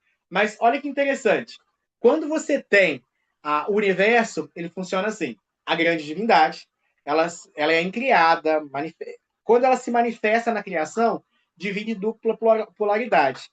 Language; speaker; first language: Portuguese; native; Portuguese